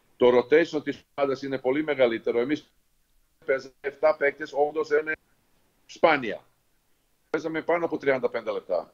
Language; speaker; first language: Greek; non-native, fluent; Serbian